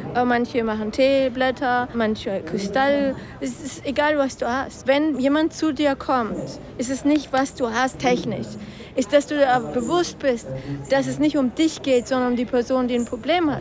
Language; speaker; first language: German; native; German